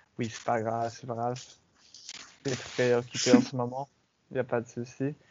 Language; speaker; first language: French; non-native, fluent; English